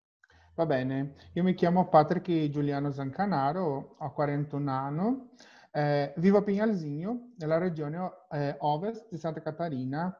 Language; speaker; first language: Italian; non-native, learner; Portuguese